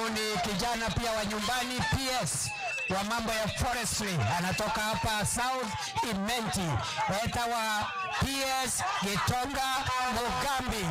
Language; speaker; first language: Swahili; non-native, local second language; Meru